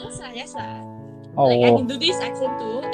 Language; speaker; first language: English; non-native, local second language; Cantonese